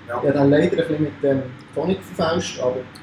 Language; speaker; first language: German; native; German